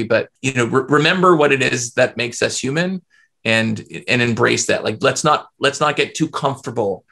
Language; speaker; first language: English; native; English